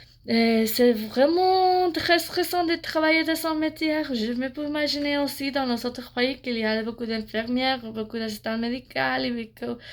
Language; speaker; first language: French; non-native, fluent; English